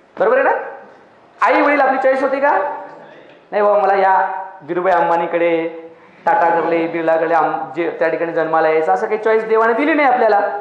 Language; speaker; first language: Marathi; non-native, local second language; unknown